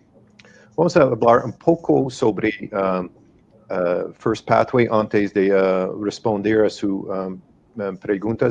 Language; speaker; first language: Spanish; non-native, fluent; English